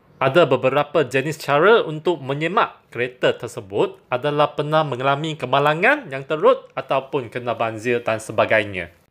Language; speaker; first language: Malay; non-native, local second language; Chinese